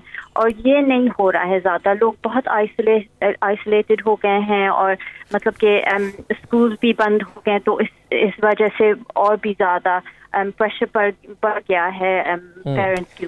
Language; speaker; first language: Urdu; early bilingual, heritage; English